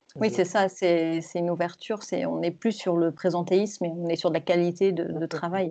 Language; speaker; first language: French; native; French